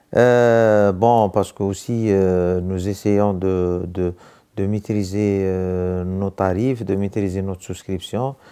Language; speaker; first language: French; non-native, local second language; Arabic